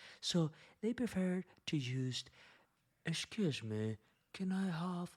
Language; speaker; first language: English; non-native, fluent; Spanish